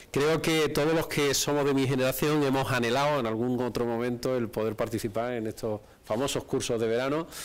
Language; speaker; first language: Spanish; native; Spanish